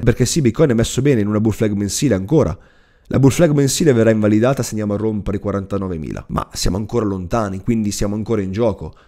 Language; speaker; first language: Italian; native; Italian